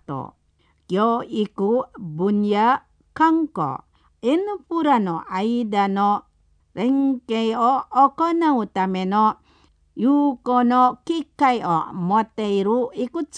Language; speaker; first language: Japanese; non-native, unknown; Indonesian